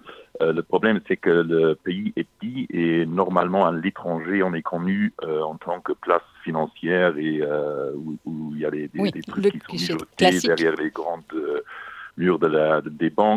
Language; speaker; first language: French; non-native, local second language; Luxembourgish